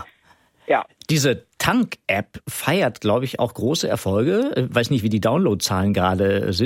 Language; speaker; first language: German; native; German